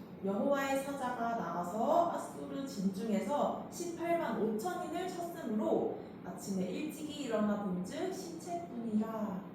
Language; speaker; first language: Korean; native; Korean